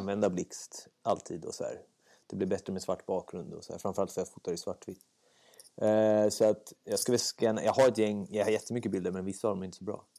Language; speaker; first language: Swedish; native; Swedish